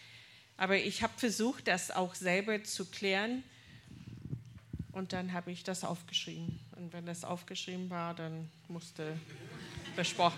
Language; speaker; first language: German; non-native, fluent; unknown